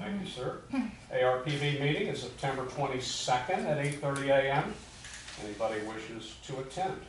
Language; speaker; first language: English; native; English